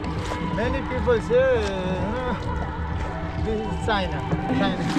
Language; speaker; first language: English; non-native, learner; Nepali